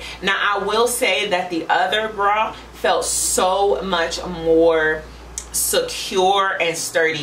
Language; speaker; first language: English; native; English